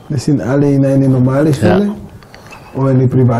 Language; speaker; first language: German; non-native, fluent; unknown